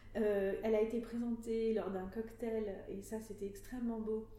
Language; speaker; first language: French; native; French